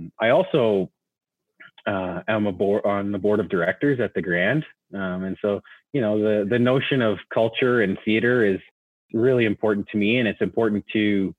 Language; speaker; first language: English; native; English